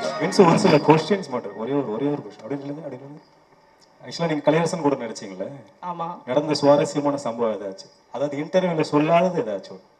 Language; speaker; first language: Tamil; native; Tamil